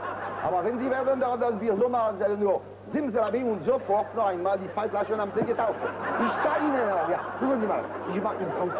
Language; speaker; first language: German; non-native, fluent; French